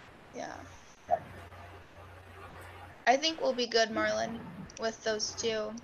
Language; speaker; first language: English; native; English